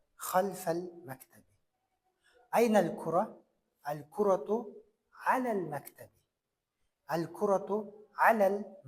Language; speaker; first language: Arabic; non-native, fluent; Kyrgyz